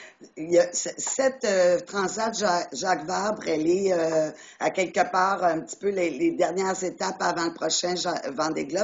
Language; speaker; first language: French; native; French